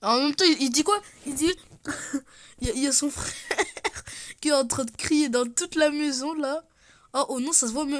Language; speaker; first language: French; native; French